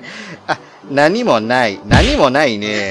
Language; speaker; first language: Japanese; native; Japanese